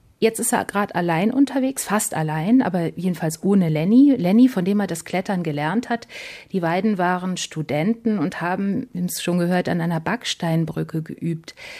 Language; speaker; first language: German; native; German